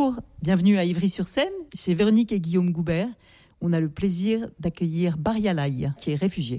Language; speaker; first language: French; native; French